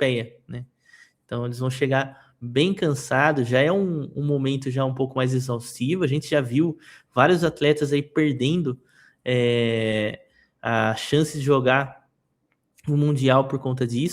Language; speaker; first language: Portuguese; native; Portuguese